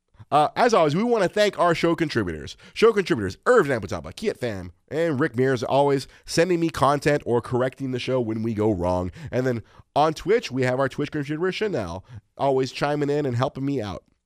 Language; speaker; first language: English; early bilingual, other home language; Spanish